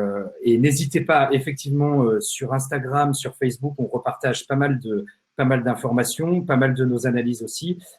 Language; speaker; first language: French; native; French